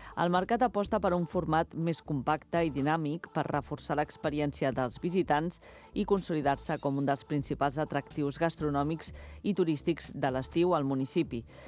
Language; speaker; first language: Catalan; native; Catalan